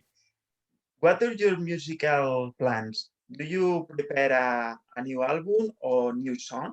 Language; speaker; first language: English; non-native, learner; Spanish